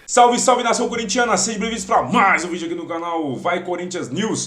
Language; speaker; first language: Portuguese; native; Portuguese